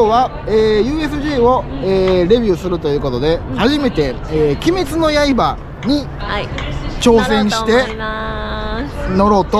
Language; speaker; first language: Japanese; native; Japanese